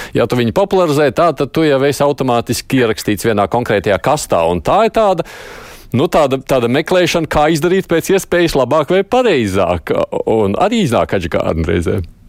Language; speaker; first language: Latvian; native; Latvian